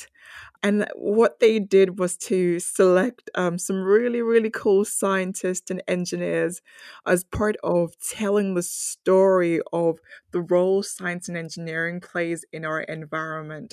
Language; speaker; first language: English; non-native, local second language; Yoruba